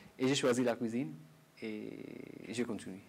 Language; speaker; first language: French; non-native, learner; Arabic